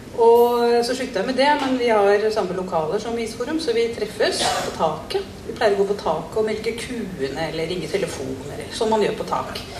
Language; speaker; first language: Norwegian; native; Norwegian